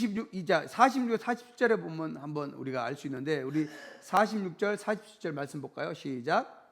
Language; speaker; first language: Korean; native; Korean